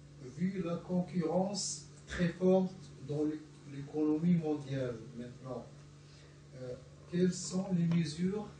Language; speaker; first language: French; non-native, local second language; Arabic